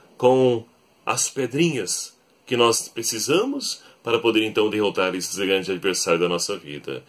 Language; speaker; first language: Portuguese; native; Portuguese